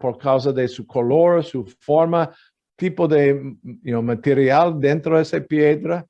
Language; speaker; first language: Spanish; non-native, fluent; English